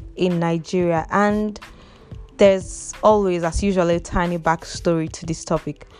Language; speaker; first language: English; non-native, local second language; Igbo